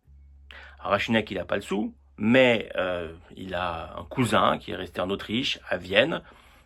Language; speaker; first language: French; native; French